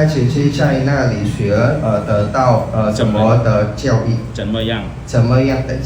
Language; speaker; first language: Chinese; non-native, local second language; Khmer